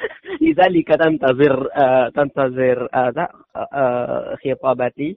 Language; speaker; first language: Arabic; non-native, learner; Indonesian